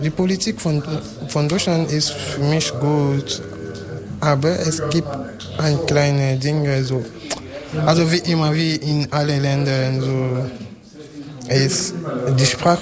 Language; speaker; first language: German; non-native, learner; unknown